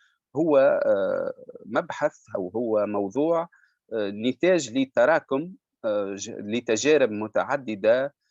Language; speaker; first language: Arabic; native; Arabic